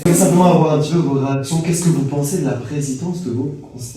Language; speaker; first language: French; native; French